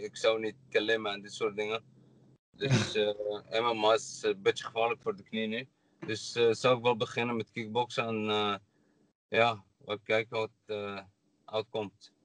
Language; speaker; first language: Dutch; non-native, learner; Arabic